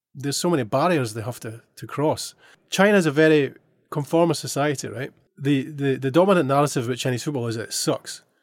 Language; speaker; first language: English; native; English